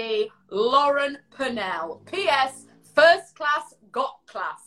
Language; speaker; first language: English; native; English